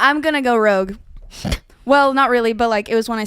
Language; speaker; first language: English; native; English